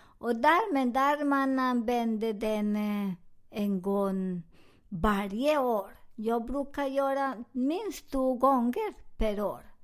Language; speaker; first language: Swedish; non-native, learner; Spanish